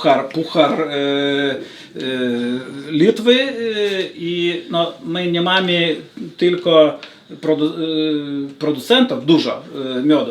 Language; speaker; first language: Polish; non-native, learner; Lithuanian